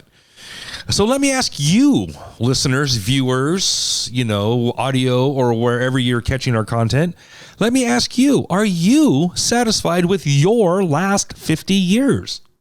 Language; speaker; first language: English; native; English